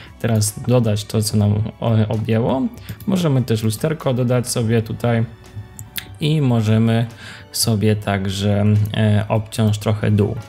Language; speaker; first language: Polish; native; Polish